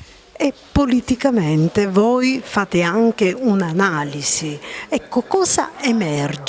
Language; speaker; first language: Italian; native; Italian